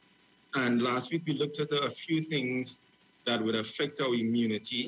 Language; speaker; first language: English; native; English